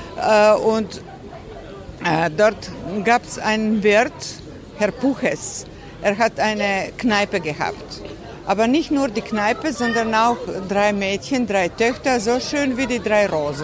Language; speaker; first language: German; early bilingual, heritage; German